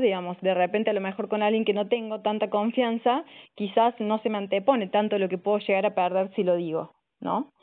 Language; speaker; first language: Spanish; native; Spanish